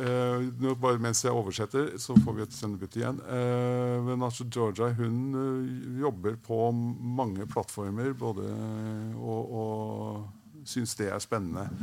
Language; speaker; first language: Norwegian; native; Norwegian